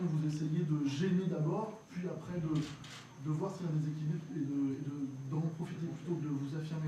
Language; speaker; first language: French; native; French